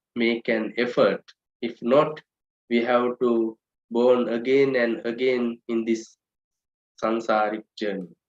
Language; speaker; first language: English; non-native, local second language; Sinhala